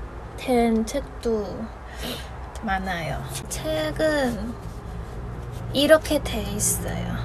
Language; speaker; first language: Korean; non-native, fluent; Chinese